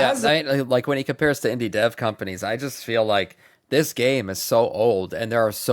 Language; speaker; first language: English; native; English